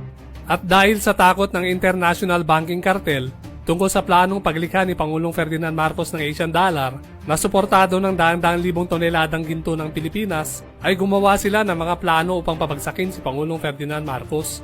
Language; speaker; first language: Filipino; native; Filipino